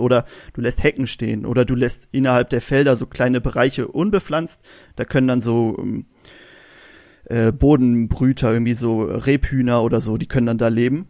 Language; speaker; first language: German; native; German